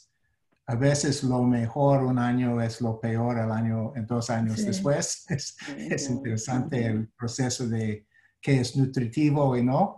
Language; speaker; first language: Spanish; non-native, fluent; English